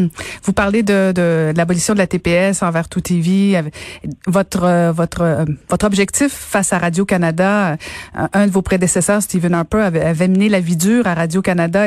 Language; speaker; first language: French; native; French